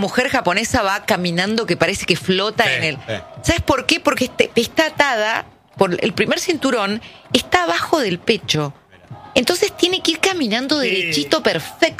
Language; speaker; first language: Spanish; native; Spanish